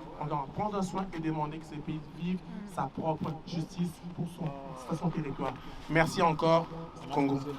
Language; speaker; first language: French; non-native, local second language; Lingala